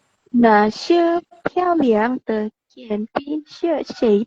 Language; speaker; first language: Chinese; non-native, learner; Indonesian